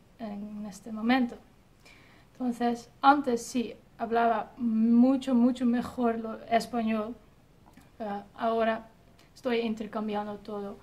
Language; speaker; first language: Spanish; non-native, fluent; Dutch